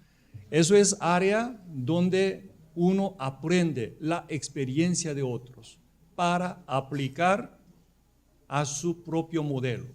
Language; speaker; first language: Spanish; non-native, fluent; Korean